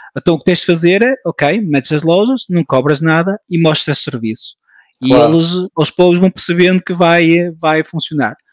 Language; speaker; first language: Portuguese; early bilingual, heritage; French